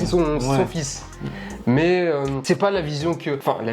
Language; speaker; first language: French; native; French